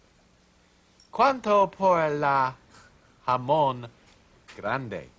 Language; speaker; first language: Spanish; non-native, learner; English